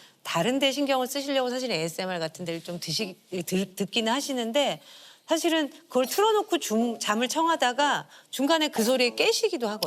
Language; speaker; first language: Korean; native; Korean